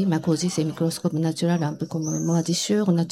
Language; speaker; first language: French; non-native, learner; Japanese